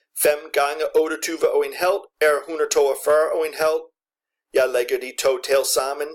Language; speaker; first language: Danish; non-native, fluent; English